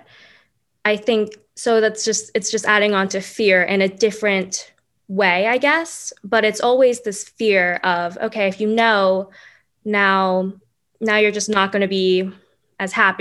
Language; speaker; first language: English; native; English